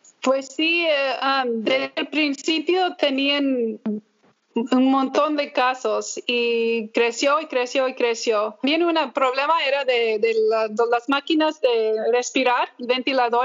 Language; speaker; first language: Spanish; early bilingual, heritage; English